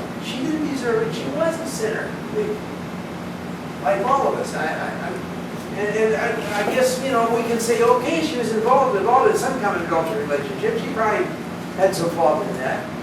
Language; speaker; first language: English; native; English